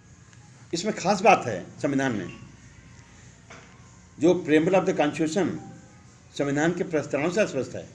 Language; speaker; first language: Hindi; native; Hindi